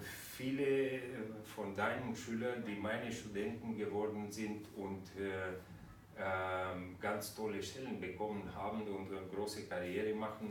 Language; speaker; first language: German; non-native, fluent; Romanian